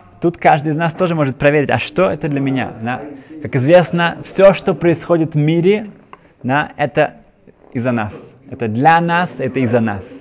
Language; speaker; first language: Russian; native; Russian